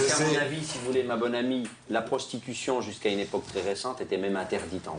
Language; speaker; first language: French; native; French